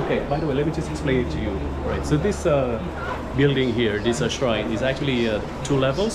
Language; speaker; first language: English; non-native, local second language; Filipino